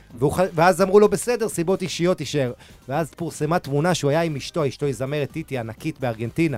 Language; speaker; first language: Hebrew; early bilingual, other home language; Spanish